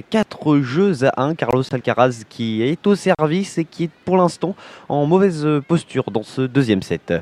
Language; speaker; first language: French; native; French